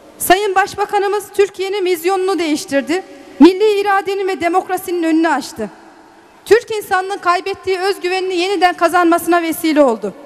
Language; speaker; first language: Turkish; native; Turkish